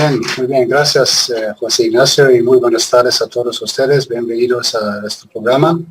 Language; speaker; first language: Spanish; non-native, fluent; German